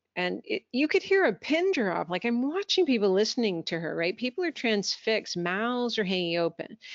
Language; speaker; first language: English; native; English